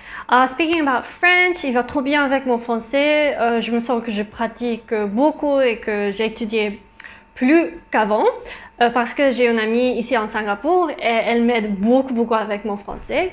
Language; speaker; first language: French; non-native, learner; English